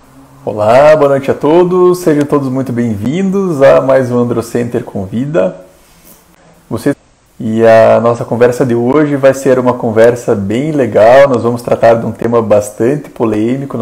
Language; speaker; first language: Portuguese; native; Portuguese